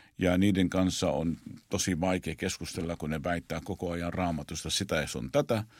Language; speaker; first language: Finnish; non-native, fluent; Arabic